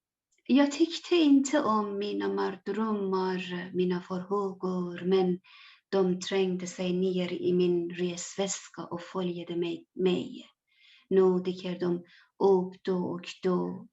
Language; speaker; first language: Swedish; non-native, learner; Persian